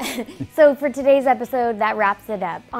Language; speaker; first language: English; native; English